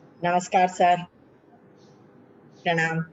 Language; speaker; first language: Hindi; native; Hindi